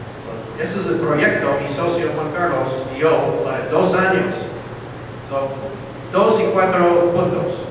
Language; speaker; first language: Spanish; non-native, learner; English